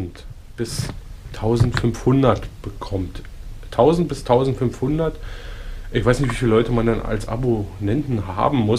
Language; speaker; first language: German; native; German